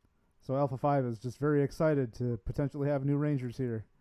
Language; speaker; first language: English; native; English